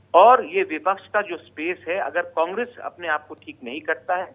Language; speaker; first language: Hindi; non-native, local second language; Bangla